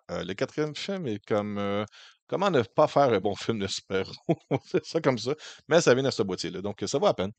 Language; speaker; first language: French; native; French